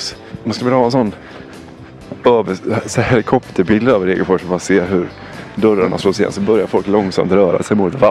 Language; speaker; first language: Swedish; native; Swedish